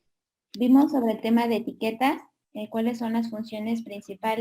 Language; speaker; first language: Spanish; native; Spanish